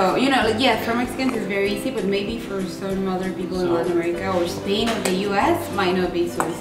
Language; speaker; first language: English; non-native, fluent; Spanish